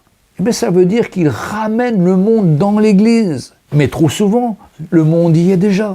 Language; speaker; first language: French; native; French